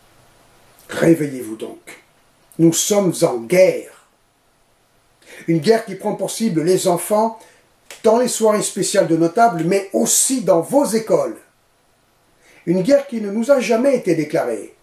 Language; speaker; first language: French; native; French